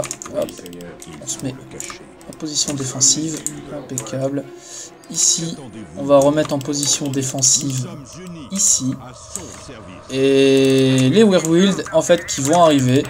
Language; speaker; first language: French; native; French